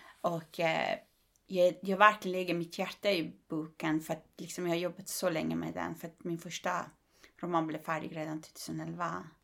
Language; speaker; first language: Swedish; non-native, fluent; Persian